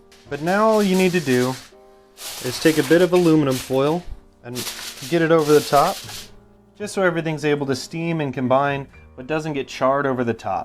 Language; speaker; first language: English; native; English